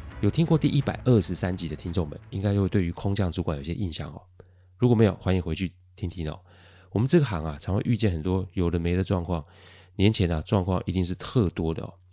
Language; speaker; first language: Chinese; native; Chinese